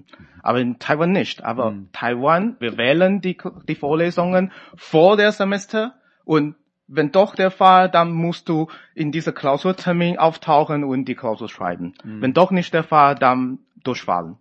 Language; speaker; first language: German; non-native, fluent; Chinese